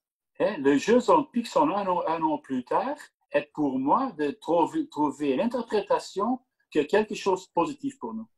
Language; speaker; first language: French; non-native, local second language; Dutch